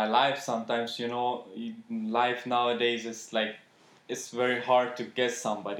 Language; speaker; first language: English; non-native, fluent; Persian